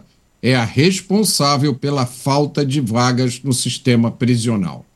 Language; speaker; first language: Portuguese; native; Portuguese